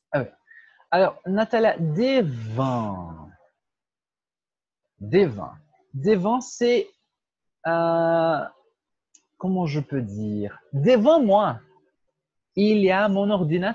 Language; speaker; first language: French; non-native, fluent; Portuguese